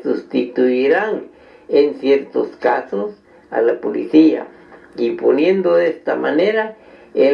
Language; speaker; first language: Spanish; native; Spanish